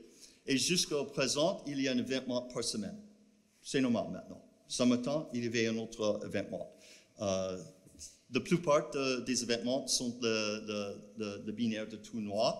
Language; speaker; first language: French; non-native, fluent; English